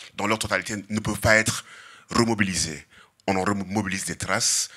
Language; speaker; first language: French; non-native, local second language; Serer